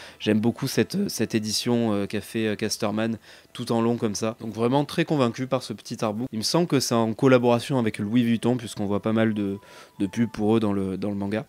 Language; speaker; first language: French; native; French